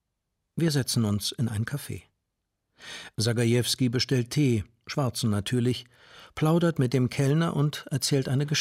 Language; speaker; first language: German; native; German